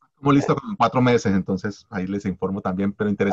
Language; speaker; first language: Spanish; native; Spanish